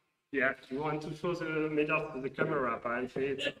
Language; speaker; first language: English; non-native, fluent; French